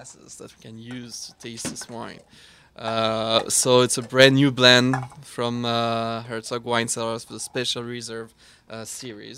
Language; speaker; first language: English; non-native, fluent; French